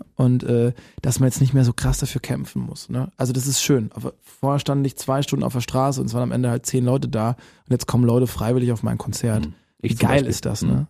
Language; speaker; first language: German; native; German